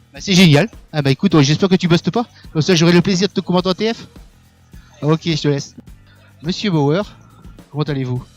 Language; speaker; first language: French; native; French